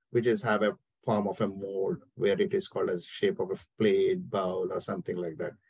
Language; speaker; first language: English; non-native, local second language; Telugu